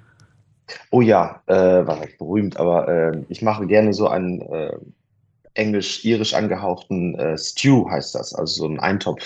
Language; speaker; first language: German; native; German